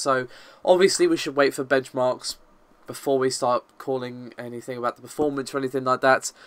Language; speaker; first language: English; native; English